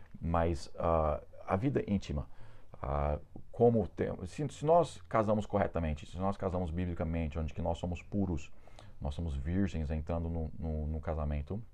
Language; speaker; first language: Portuguese; non-native, fluent; English